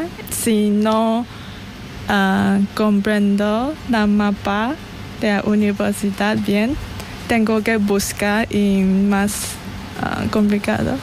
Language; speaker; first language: Spanish; non-native, learner; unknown